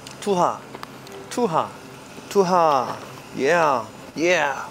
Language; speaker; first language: Korean; native; Korean